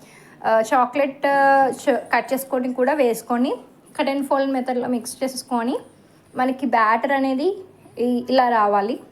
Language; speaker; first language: Telugu; native; Telugu